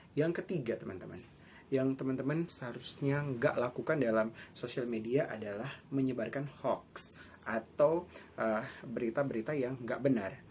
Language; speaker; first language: Indonesian; native; Indonesian